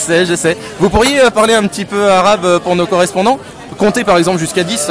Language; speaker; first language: French; native; French